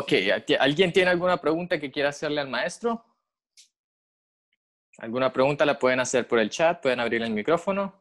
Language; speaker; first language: Spanish; native; Spanish